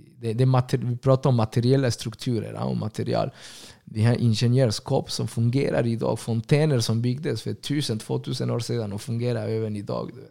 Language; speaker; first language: Swedish; early bilingual, other home language; Spanish